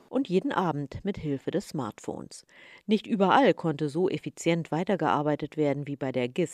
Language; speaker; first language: German; native; German